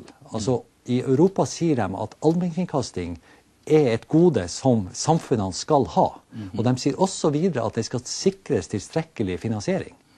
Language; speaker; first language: Norwegian; native; Norwegian